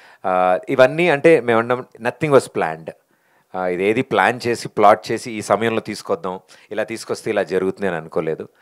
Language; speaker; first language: Telugu; native; Telugu